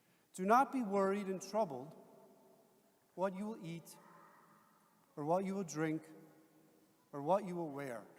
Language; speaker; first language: English; native; English